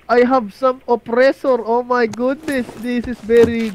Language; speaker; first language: English; non-native, local second language; Filipino